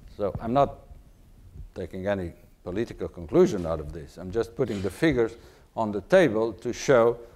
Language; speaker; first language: English; non-native, fluent; Portuguese